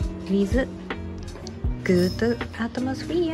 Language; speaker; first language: English; non-native, learner; Japanese